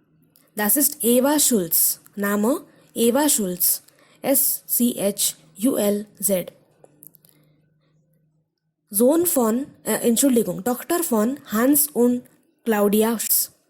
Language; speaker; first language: German; non-native, fluent; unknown